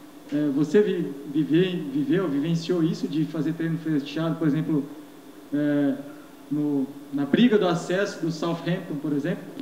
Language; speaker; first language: Portuguese; native; Portuguese